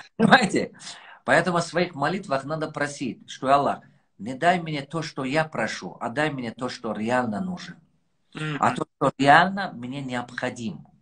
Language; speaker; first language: Russian; non-native, local second language; Tajik